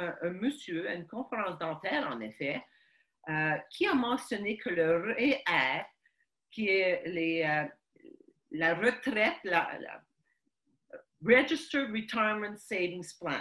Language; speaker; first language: French; early bilingual, other home language; Ukrainian